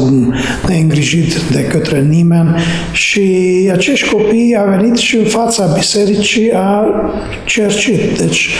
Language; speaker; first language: Romanian; non-native, fluent; Hungarian